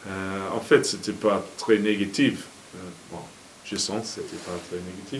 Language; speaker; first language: French; non-native, fluent; English